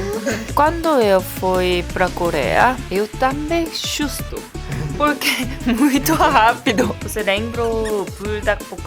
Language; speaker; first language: Portuguese; non-native, learner; Korean